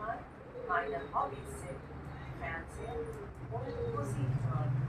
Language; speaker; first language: German; non-native, fluent; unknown